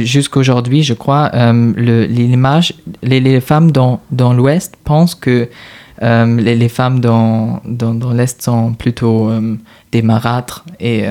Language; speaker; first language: French; non-native, fluent; German